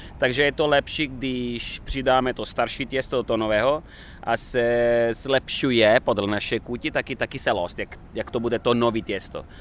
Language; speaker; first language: Czech; non-native, fluent; Italian